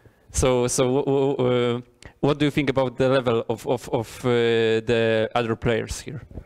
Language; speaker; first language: English; non-native, fluent; Polish